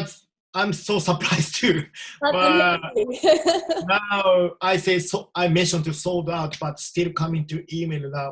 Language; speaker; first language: English; non-native, learner; Japanese